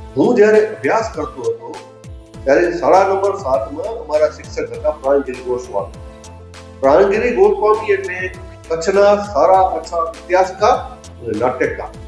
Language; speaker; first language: Gujarati; non-native, local second language; Kachhi